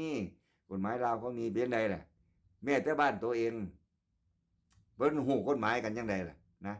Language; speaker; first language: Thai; non-native, local second language; Lao